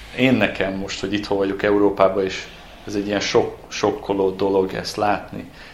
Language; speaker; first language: Hungarian; native; Hungarian